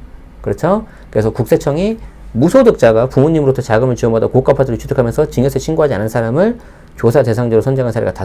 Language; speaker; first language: Korean; native; Korean